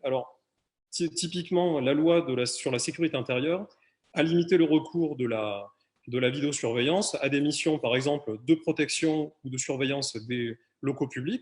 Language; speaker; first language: French; native; French